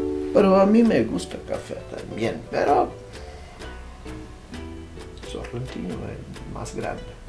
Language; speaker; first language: Spanish; non-native, learner; Portuguese